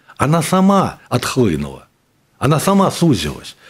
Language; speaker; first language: Russian; native; Russian